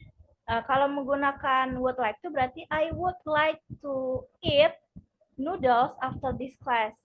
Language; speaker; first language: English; non-native, fluent; Indonesian